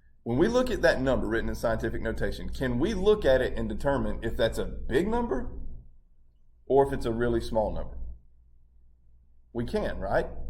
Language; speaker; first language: English; native; English